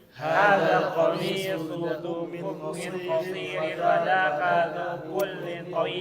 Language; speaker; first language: Arabic; non-native, learner; Indonesian